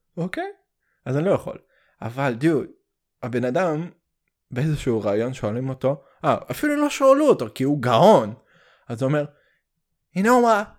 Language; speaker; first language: Hebrew; early bilingual, heritage; Hebrew